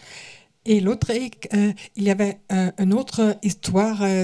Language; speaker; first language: French; non-native, learner; German